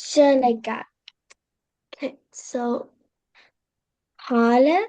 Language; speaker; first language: French; non-native, learner; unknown